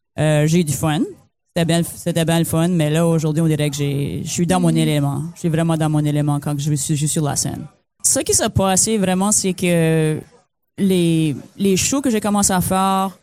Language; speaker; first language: French; native; French